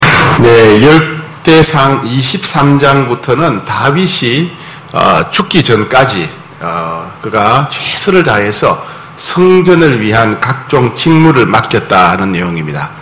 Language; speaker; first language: Korean; native; Korean